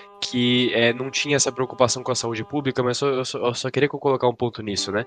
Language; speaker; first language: Portuguese; native; Portuguese